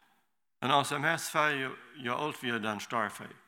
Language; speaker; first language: German; non-native, learner; Low German